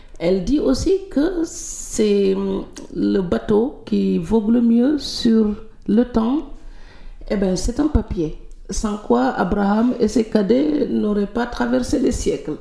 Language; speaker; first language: French; non-native, local second language; Serer